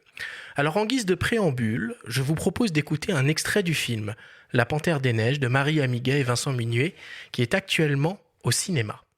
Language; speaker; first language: French; native; French